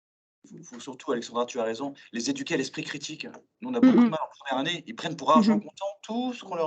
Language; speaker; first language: French; native; French